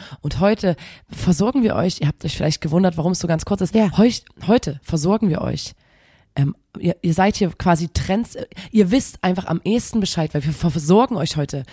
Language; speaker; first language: German; native; German